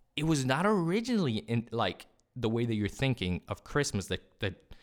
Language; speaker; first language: English; early bilingual, other home language; Spanish